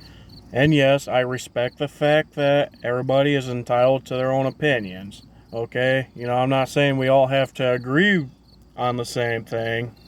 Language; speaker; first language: English; native; English